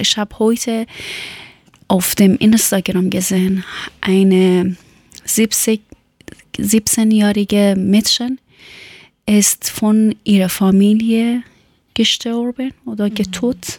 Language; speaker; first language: German; non-native, learner; Persian